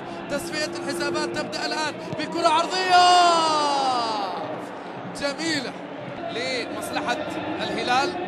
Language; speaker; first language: Arabic; native; Arabic